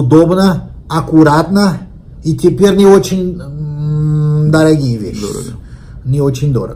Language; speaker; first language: Russian; non-native, learner; Portuguese